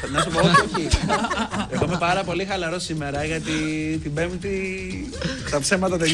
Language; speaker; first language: Greek; native; Greek